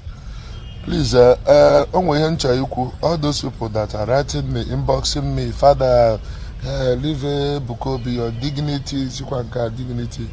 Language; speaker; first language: English; non-native, local second language; Igbo